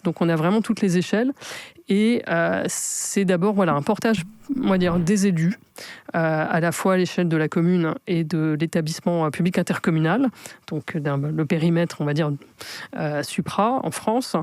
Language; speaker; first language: French; native; French